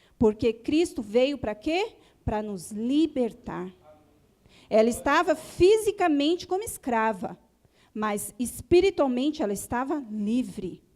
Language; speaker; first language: Portuguese; native; Portuguese